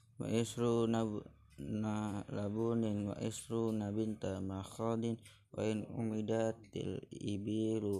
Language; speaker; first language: Arabic; non-native, learner; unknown